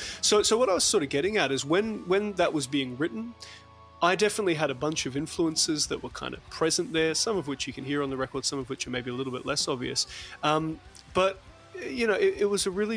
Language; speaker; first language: English; native; English